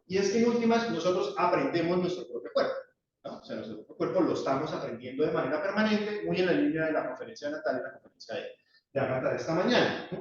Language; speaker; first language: Spanish; native; Spanish